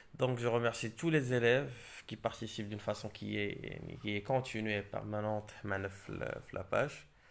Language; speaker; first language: French; non-native, local second language; Arabic